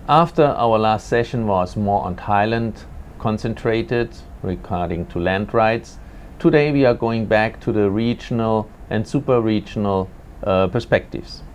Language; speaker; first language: English; non-native, fluent; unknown